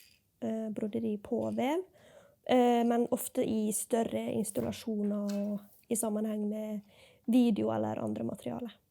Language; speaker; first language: Norwegian; native; Norwegian